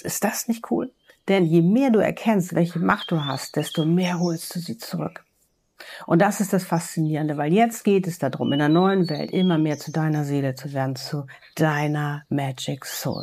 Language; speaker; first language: German; native; German